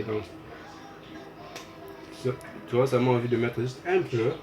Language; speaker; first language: French; non-native, fluent; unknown